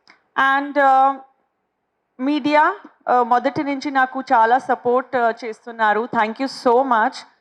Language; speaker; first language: Telugu; non-native, fluent; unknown